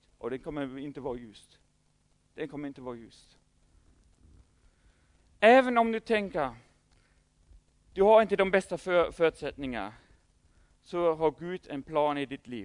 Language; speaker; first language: Swedish; non-native, fluent; German